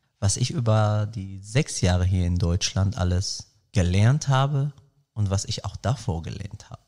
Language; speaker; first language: German; non-native, fluent; Arabic